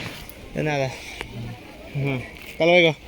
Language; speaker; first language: Spanish; early bilingual, heritage; English